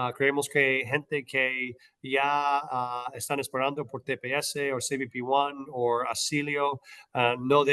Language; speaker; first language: Spanish; non-native, learner; English